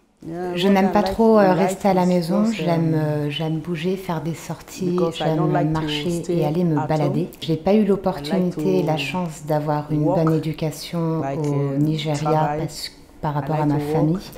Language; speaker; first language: French; non-native, fluent; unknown